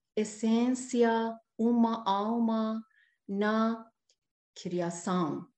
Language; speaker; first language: Portuguese; non-native, learner; Persian